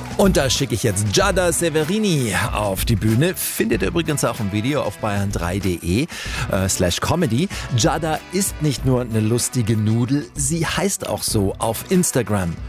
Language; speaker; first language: German; native; German